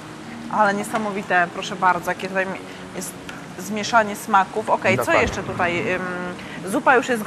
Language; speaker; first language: Polish; native; Polish